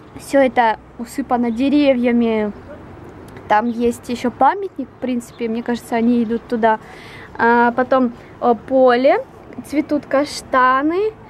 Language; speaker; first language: Russian; native; Russian